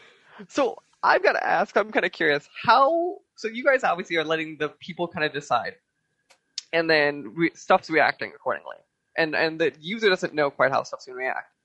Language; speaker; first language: English; native; English